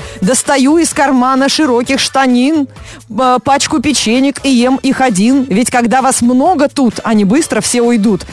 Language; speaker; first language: Russian; native; Russian